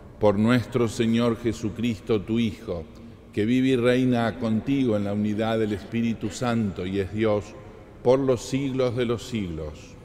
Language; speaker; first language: Spanish; native; Spanish